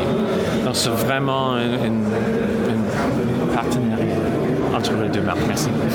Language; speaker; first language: French; non-native, local second language; English